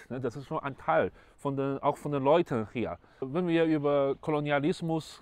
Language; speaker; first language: German; non-native, fluent; Chinese